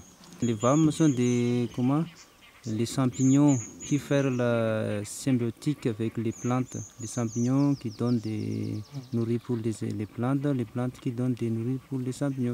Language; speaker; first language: French; non-native, local second language; Malagasy